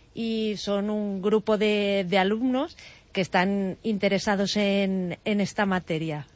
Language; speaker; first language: Spanish; native; Spanish